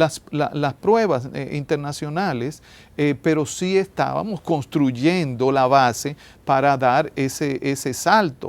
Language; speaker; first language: Spanish; native; Spanish